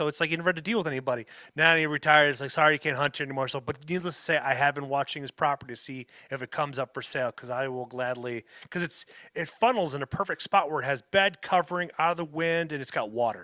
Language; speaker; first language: English; native; English